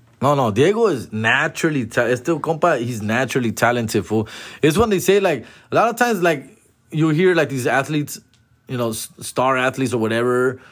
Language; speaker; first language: English; early bilingual, other home language; Spanish